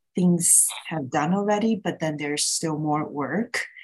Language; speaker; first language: English; early bilingual, other home language; Thai